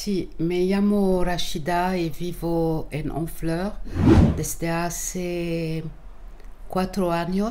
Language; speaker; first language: Spanish; non-native, learner; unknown